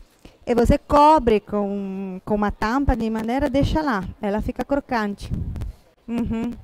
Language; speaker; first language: Portuguese; non-native, fluent; Italian